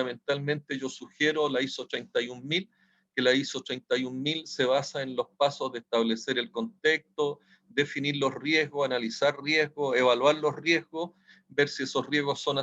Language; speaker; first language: Spanish; native; Spanish